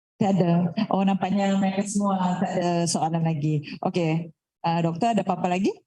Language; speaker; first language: Malay; native; Malay